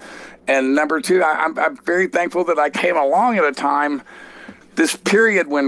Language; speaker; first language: English; native; English